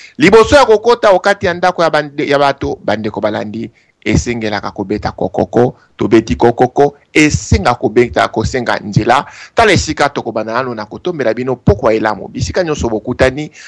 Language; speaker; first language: Lingala; non-native, local second language; Kongo